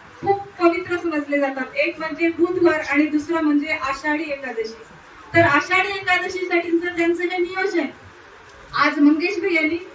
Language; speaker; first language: Marathi; native; Marathi